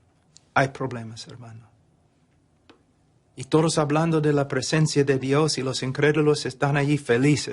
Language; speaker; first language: Spanish; non-native, fluent; English